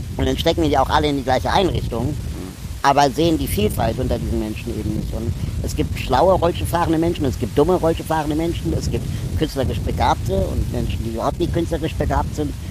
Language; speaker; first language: German; native; German